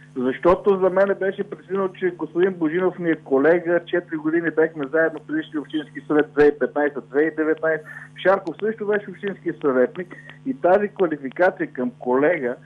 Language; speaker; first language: Bulgarian; native; Bulgarian